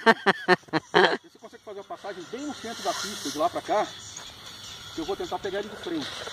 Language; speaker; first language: Portuguese; native; Portuguese